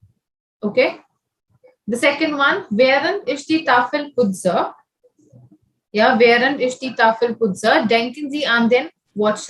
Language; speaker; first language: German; non-native, fluent; Hindi